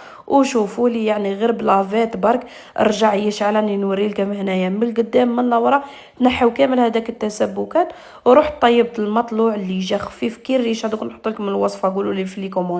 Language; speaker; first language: Arabic; native; Arabic